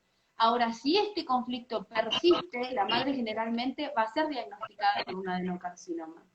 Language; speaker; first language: Spanish; native; Spanish